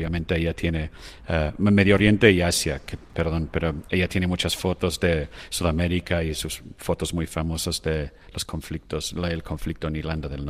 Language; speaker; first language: Spanish; non-native, fluent; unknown